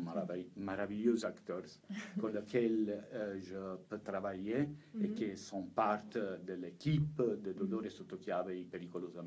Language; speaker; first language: French; non-native, learner; Italian